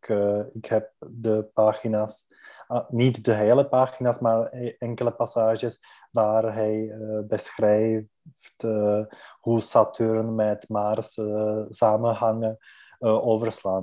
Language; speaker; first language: Dutch; non-native, learner; Czech